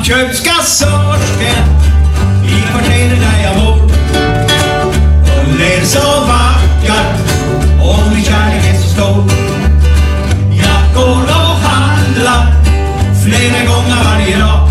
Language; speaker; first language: Swedish; native; Swedish